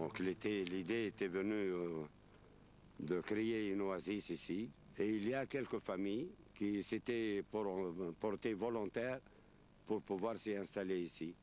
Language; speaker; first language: French; non-native, local second language; Arabic